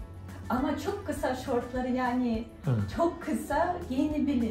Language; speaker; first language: Turkish; non-native, fluent; Russian